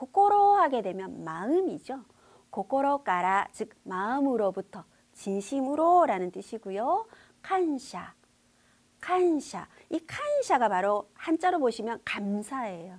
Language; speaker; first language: Korean; native; Korean